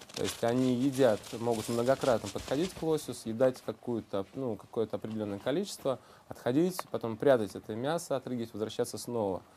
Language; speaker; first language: Russian; native; Russian